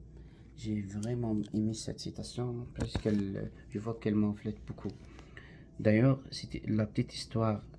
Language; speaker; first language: French; non-native, learner; Arabic